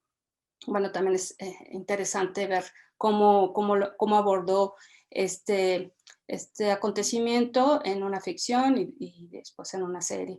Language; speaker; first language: Spanish; native; Spanish